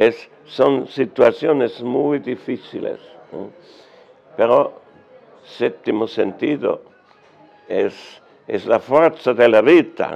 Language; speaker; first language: Spanish; non-native, learner; German